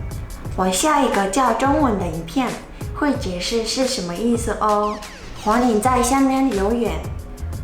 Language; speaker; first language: Chinese; non-native, fluent; Mongolian